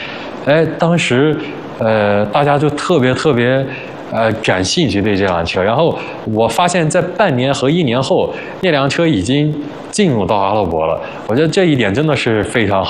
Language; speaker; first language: Chinese; early bilingual, other home language; Arabic